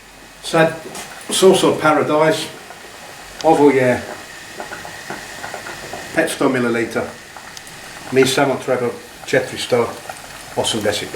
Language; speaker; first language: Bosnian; non-native, learner; English